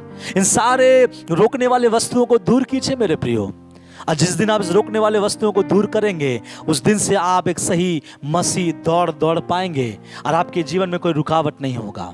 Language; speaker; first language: Hindi; non-native, local second language; Bangla